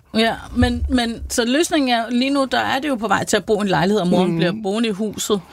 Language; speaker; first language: Danish; native; Danish